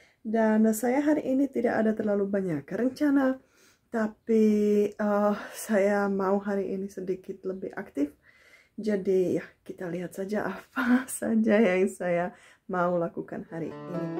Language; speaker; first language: Indonesian; non-native, fluent; Czech